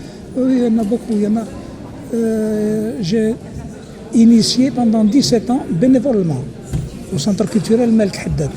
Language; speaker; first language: French; non-native, local second language; Arabic